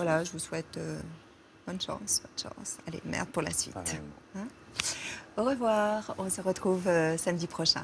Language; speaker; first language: French; native; French